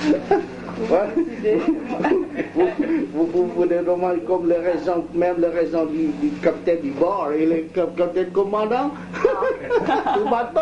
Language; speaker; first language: French; non-native, local second language; Vietnamese